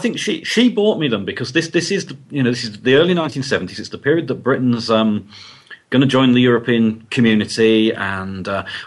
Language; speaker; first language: English; native; English